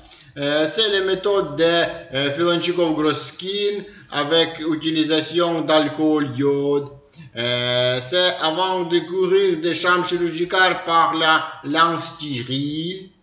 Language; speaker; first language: French; non-native, learner; Ukrainian